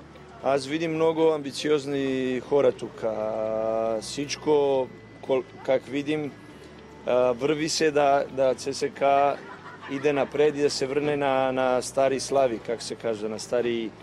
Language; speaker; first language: Bulgarian; non-native, learner; Macedonian